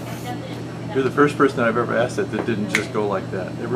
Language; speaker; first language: English; native; English